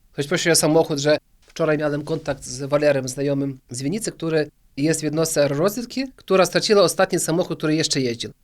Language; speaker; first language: Polish; early bilingual, heritage; Polish